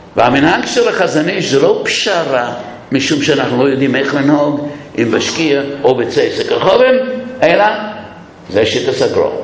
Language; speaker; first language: Hebrew; non-native, fluent; English